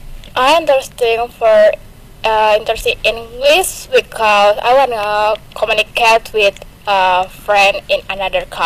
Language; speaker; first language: English; non-native, learner; Indonesian